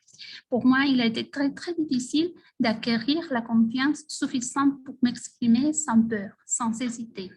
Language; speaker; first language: French; non-native, fluent; Spanish